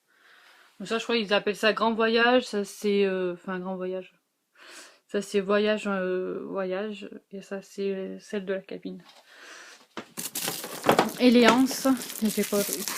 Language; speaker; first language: French; native; French